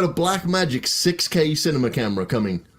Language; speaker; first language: English; native; English